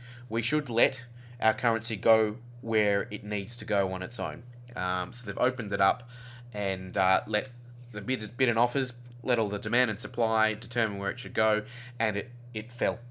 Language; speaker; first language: English; native; English